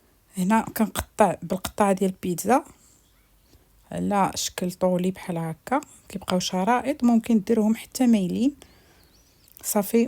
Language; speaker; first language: Arabic; native; Arabic